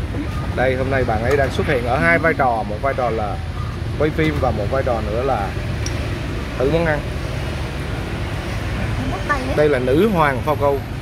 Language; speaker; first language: Vietnamese; native; Vietnamese